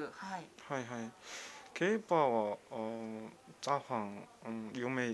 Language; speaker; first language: Japanese; non-native, learner; Mongolian